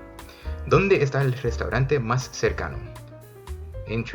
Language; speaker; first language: Spanish; early bilingual, heritage; Spanish